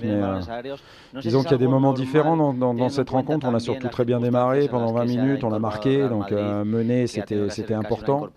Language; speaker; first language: French; native; French